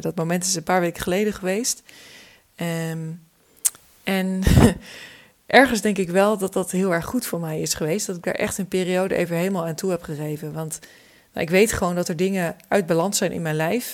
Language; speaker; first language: Dutch; native; Dutch